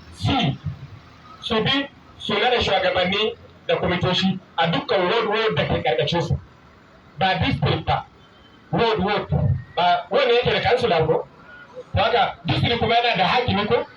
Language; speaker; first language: Hausa; native; Hausa